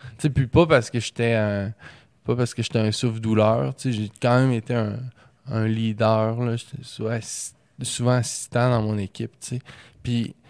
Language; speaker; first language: French; native; French